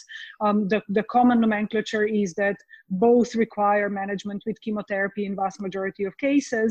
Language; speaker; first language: English; non-native, fluent; Slovenian